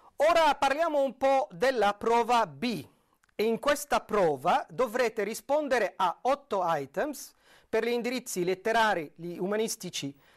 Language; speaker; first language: Italian; non-native, fluent; Arabic